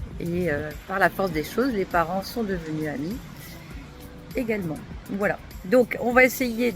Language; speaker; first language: French; native; French